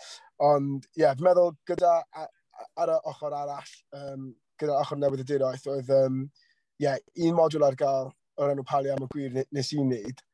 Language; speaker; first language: Welsh; non-native, local second language; English